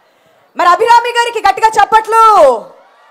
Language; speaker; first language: Telugu; native; Telugu